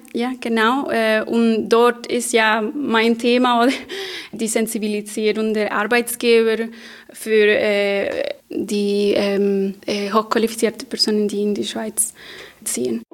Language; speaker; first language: German; non-native, fluent; Spanish